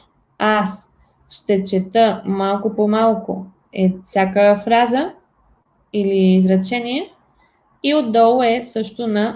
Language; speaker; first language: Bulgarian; non-native, fluent; Spanish